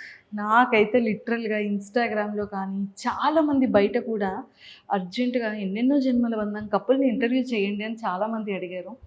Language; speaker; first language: Telugu; native; Telugu